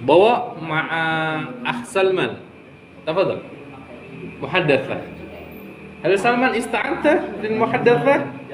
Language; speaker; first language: Arabic; non-native, fluent; Indonesian